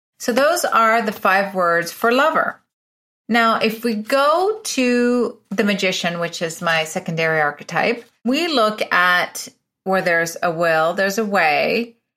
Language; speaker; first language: English; early bilingual, other home language; Spanish